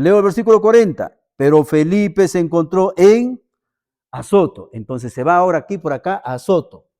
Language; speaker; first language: Spanish; native; Spanish